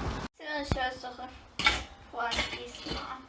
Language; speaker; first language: French; non-native, learner; English